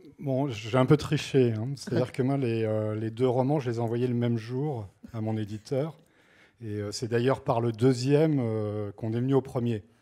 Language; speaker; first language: French; native; French